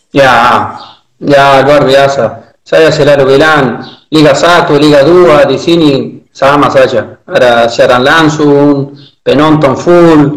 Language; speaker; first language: Indonesian; non-native, fluent; Spanish